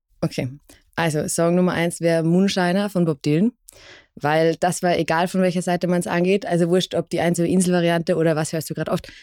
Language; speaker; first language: German; native; German